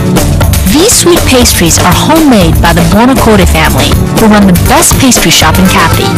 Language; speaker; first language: English; early bilingual, other home language; Italian